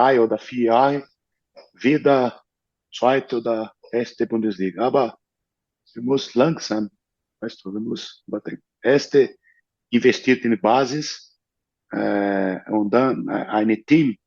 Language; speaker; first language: German; non-native, fluent; Portuguese